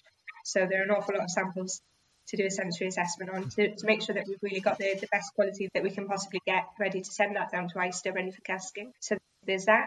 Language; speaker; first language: English; native; English